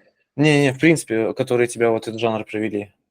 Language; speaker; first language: Russian; native; Russian